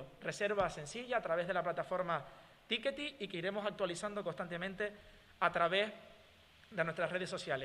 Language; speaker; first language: Spanish; native; Spanish